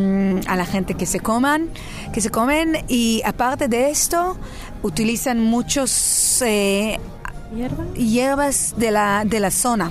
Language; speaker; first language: Spanish; non-native, fluent; Hebrew